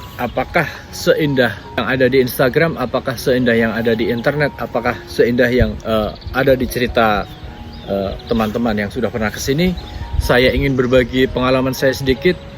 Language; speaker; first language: Indonesian; native; Indonesian